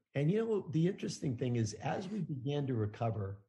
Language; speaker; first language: English; native; English